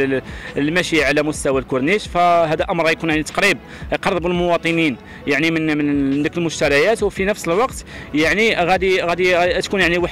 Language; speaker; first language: Arabic; native; Arabic